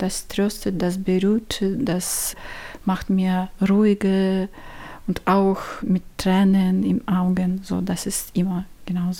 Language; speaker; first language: German; non-native, learner; Ukrainian